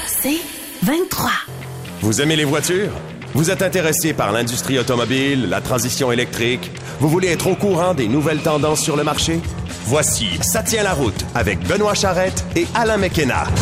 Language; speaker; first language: French; native; French